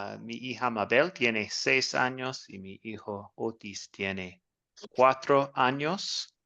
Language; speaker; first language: Spanish; non-native, learner; English